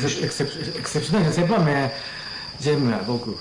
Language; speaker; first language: French; non-native, learner; Japanese